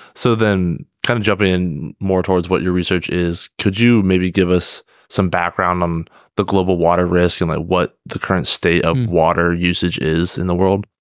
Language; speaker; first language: English; native; English